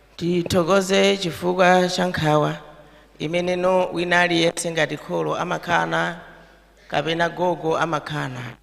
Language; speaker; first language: Nyanja; native; Nyanja